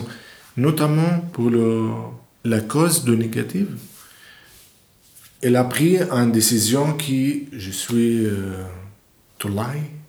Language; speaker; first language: French; non-native, learner; English